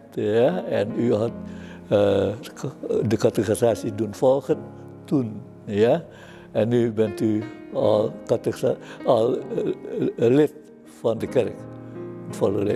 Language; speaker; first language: Dutch; non-native, fluent; Indonesian